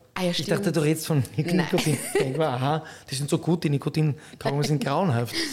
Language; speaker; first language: German; native; German